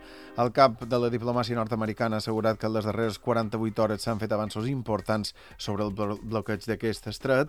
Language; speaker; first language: Catalan; native; Catalan